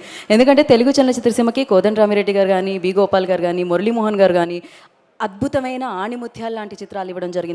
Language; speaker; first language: Telugu; native; Telugu